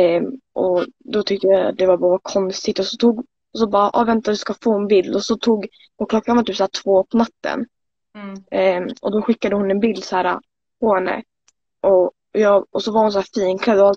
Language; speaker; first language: Swedish; native; Swedish